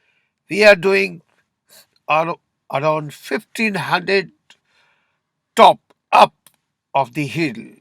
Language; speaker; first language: English; non-native, learner; Urdu